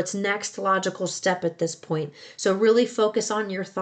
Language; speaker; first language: English; native; English